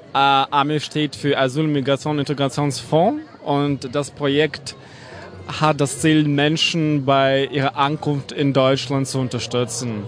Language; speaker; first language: German; non-native, fluent; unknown